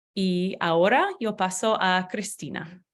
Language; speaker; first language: Spanish; non-native, learner; English